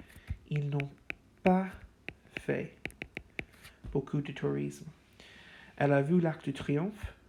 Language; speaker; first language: French; non-native, fluent; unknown